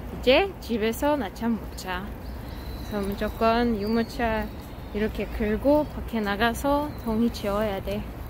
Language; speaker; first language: Korean; non-native, fluent; Russian